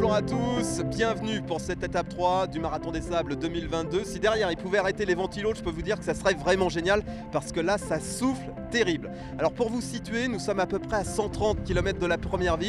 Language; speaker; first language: French; native; French